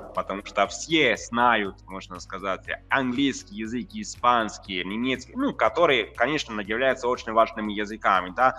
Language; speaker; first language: Russian; non-native, fluent; Italian